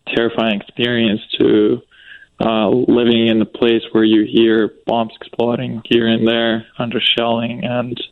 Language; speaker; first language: English; non-native, fluent; Ukrainian